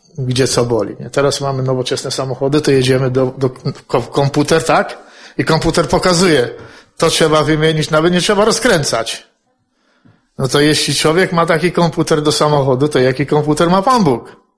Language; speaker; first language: Polish; native; Polish